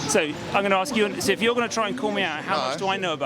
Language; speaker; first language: English; native; English